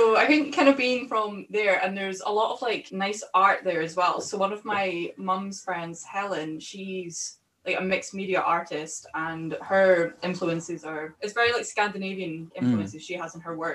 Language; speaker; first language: English; native; English